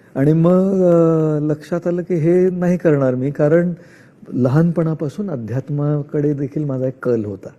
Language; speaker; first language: Marathi; non-native, local second language; Marwari